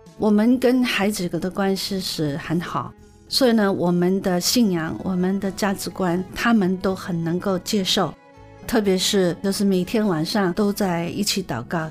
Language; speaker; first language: Chinese; non-native, local second language; Cantonese